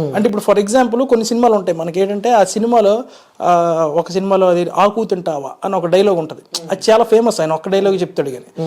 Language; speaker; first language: Telugu; native; Telugu